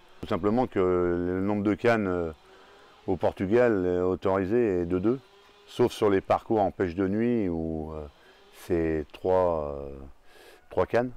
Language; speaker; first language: French; native; French